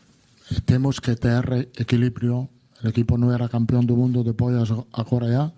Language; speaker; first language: Portuguese; non-native, learner; Italian